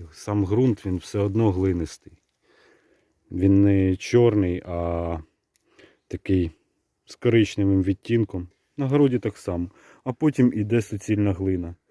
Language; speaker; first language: Ukrainian; native; Ukrainian